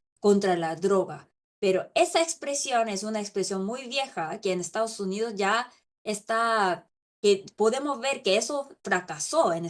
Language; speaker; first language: Spanish; non-native, local second language; Korean